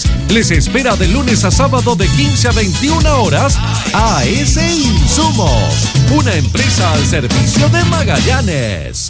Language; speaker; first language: Spanish; native; Spanish